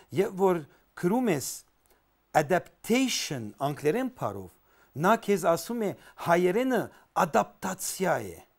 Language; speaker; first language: Armenian; native; Armenian